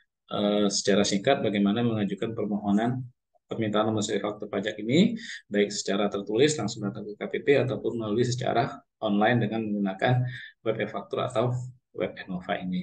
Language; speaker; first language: Indonesian; native; Indonesian